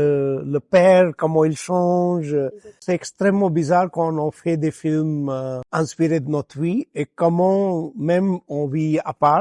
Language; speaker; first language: French; non-native, fluent; Gujarati